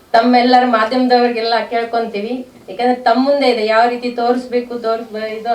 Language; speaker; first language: Kannada; native; Kannada